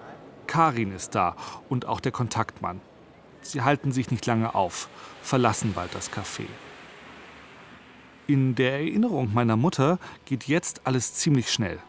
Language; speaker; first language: German; native; German